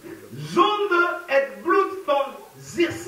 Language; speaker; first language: Dutch; non-native, fluent; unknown